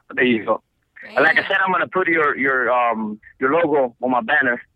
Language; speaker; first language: English; non-native, fluent; Spanish